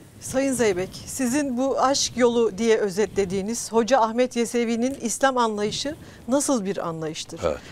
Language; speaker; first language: Turkish; native; Turkish